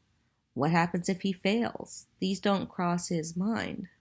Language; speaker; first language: English; native; English